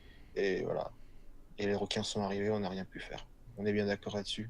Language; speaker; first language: French; native; French